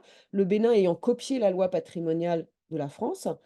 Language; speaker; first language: French; native; French